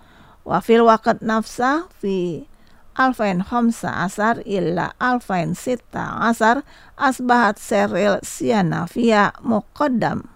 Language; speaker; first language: Arabic; non-native, fluent; Indonesian